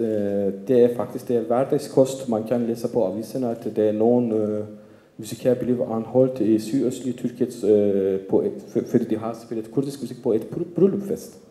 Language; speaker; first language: Danish; non-native, fluent; Turkish